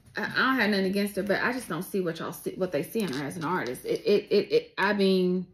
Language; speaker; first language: English; native; English